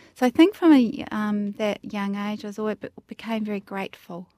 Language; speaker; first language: English; native; English